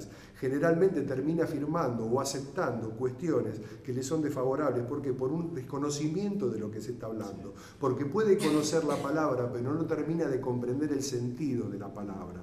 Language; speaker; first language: Spanish; native; Spanish